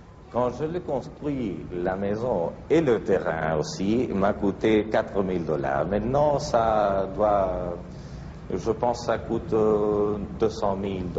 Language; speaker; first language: French; non-native, fluent; Spanish